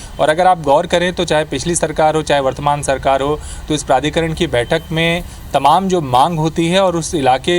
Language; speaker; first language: Hindi; native; Hindi